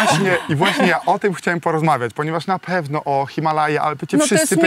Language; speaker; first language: Polish; native; Polish